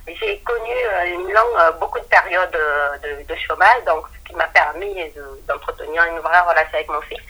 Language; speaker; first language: French; non-native, local second language; Lingala